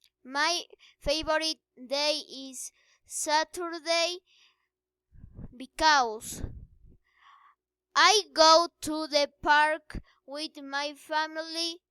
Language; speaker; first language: English; non-native, learner; Spanish